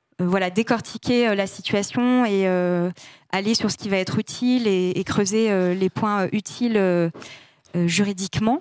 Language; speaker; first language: French; native; French